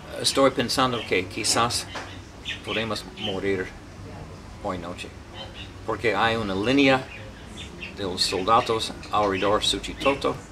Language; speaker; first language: Spanish; non-native, learner; English